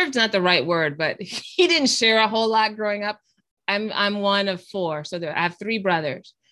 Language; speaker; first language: English; early bilingual, other home language; Spanish